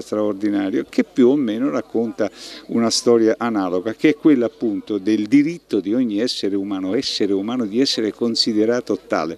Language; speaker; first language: Italian; native; Italian